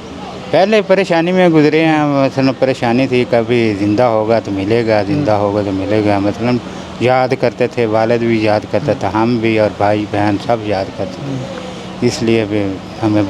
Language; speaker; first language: Hindi; non-native, local second language; Punjabi